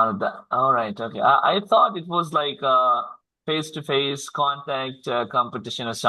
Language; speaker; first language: English; non-native, fluent; Tamil